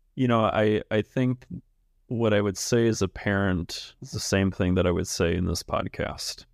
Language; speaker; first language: English; native; English